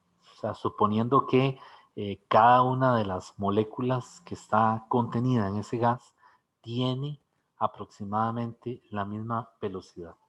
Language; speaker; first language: Spanish; native; Spanish